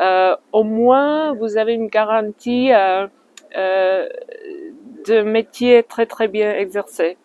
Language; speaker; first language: French; non-native, fluent; Slovak